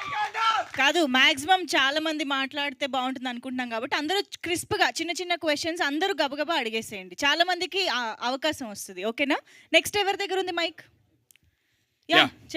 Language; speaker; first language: Telugu; native; Telugu